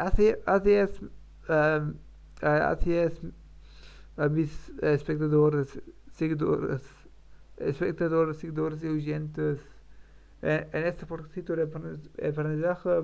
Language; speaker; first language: Spanish; non-native, learner; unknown